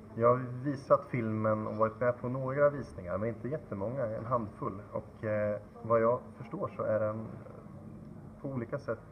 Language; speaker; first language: Swedish; native; Swedish